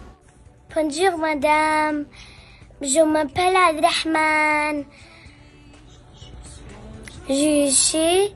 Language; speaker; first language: French; non-native, learner; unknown